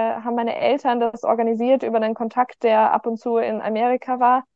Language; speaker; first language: German; native; German